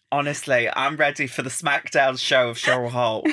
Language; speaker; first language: English; native; English